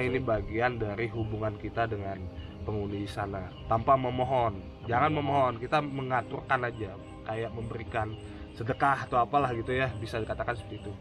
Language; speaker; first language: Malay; non-native, local second language; Balinese